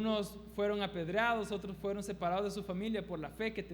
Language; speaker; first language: Spanish; native; Spanish